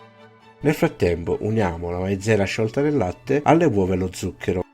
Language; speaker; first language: Italian; native; Italian